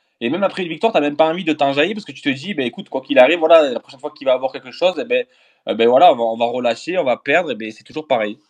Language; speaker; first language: French; native; French